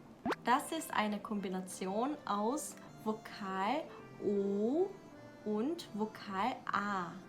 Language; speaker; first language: German; non-native, learner; Korean